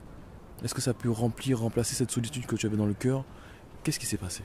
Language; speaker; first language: French; native; French